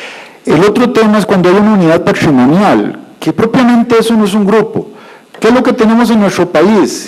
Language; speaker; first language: Spanish; native; Spanish